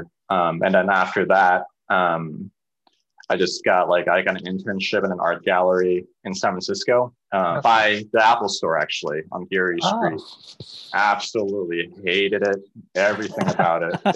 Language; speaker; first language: English; early bilingual, other home language; Cantonese